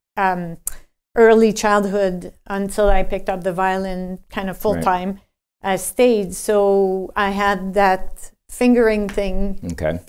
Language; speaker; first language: English; non-native, fluent; French